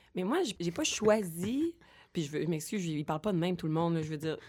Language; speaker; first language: French; native; French